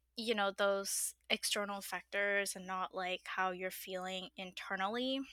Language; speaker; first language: English; non-native, fluent; Burmese